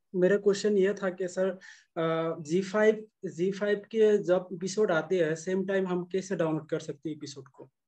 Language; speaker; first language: Hindi; non-native, learner; Bangla